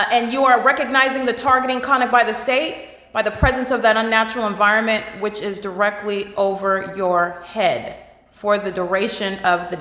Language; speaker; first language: English; native; English